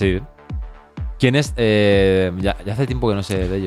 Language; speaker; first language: Spanish; native; Spanish